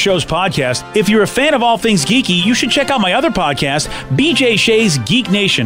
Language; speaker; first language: English; native; English